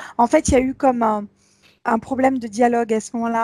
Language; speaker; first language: French; native; French